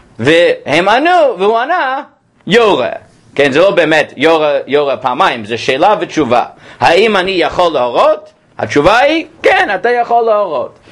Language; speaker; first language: Hebrew; non-native, fluent; English